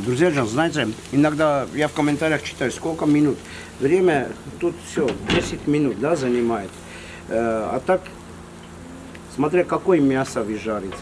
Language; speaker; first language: Russian; non-native, fluent; Armenian